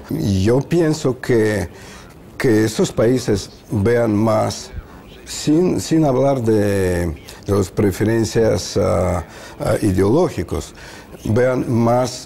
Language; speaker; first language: Spanish; non-native, fluent; Russian